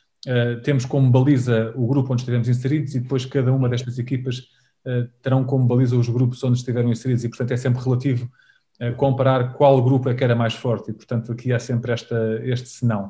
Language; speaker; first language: Portuguese; native; Portuguese